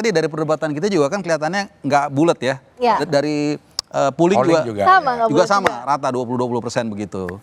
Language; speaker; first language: Indonesian; native; Indonesian